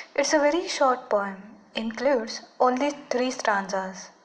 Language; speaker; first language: English; non-native, local second language; Marathi